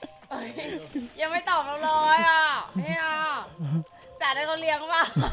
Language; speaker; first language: Thai; native; Thai